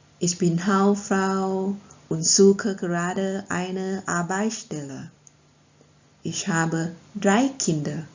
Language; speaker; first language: German; non-native, learner; Thai